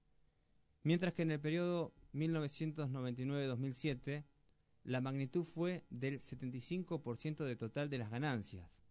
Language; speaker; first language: Spanish; native; Spanish